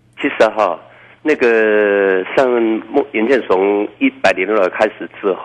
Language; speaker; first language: Chinese; native; Chinese